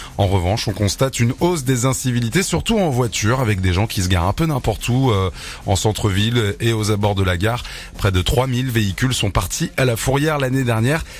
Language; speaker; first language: French; native; French